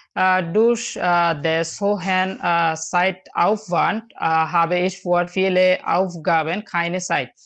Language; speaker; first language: German; non-native, learner; Bangla